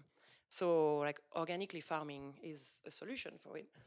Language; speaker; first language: English; non-native, fluent; French